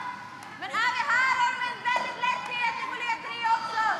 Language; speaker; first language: Swedish; native; Swedish